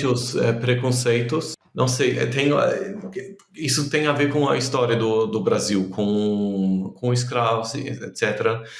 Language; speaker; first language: Portuguese; non-native, fluent; German